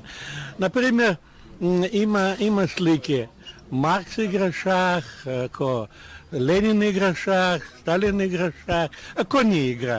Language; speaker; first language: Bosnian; non-native, learner; Russian